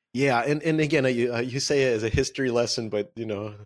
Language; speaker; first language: English; non-native, fluent; Russian